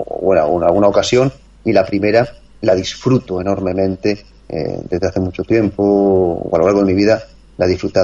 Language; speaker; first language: Spanish; native; Spanish